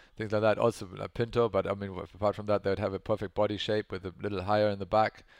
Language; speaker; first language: English; non-native, local second language; German